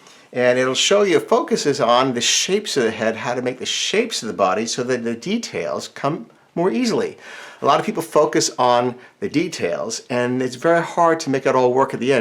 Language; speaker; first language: English; native; English